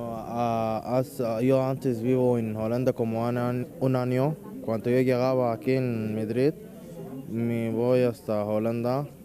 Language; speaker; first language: Spanish; non-native, learner; Arabic